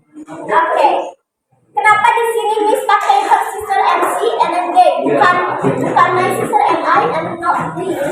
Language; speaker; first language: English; non-native, fluent; Indonesian